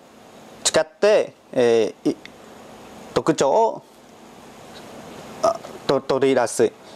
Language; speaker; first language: Japanese; non-native, learner; Vietnamese